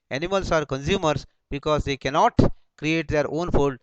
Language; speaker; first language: English; non-native, local second language; Kannada